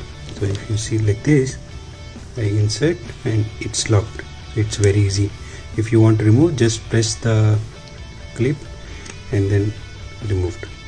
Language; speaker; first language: English; non-native, local second language; Hindi